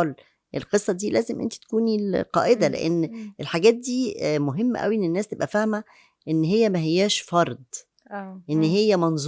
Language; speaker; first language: Arabic; native; Arabic